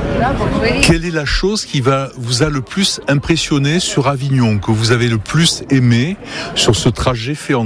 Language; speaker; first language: French; native; French